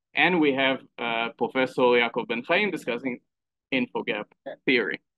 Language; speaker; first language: English; non-native, fluent; Hebrew